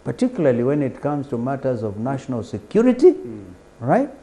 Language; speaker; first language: English; non-native, local second language; Kamba